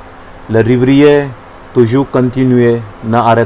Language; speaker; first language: French; non-native, learner; Hindi